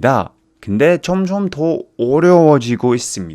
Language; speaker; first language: Korean; non-native, fluent; English